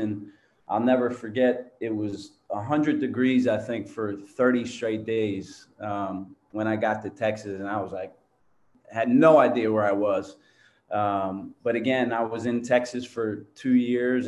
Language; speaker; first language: English; native; English